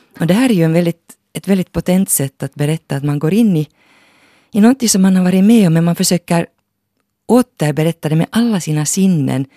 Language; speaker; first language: Swedish; native; Swedish